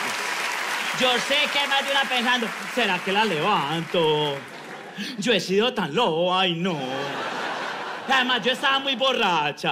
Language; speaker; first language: Spanish; native; Spanish